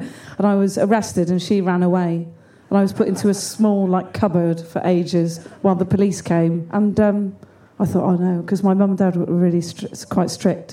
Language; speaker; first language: English; native; English